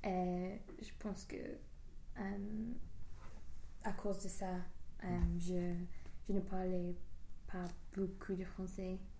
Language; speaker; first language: French; non-native, learner; English